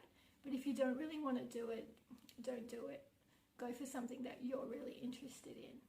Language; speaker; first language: English; native; English